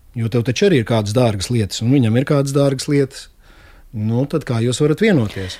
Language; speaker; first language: Latvian; native; Latvian